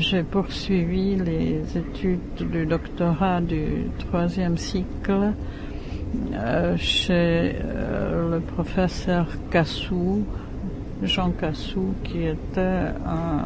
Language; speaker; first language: French; non-native, fluent; Czech